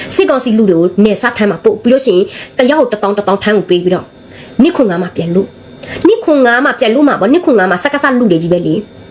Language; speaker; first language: Burmese; non-native, local second language; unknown